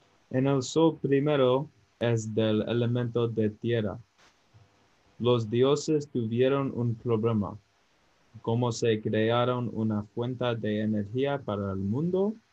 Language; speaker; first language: Spanish; non-native, learner; English